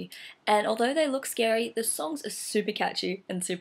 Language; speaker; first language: English; native; English